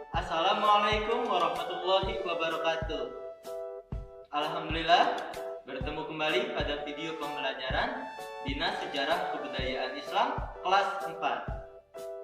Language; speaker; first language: Indonesian; native; Indonesian